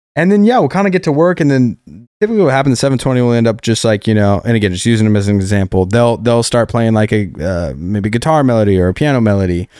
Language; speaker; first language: English; native; English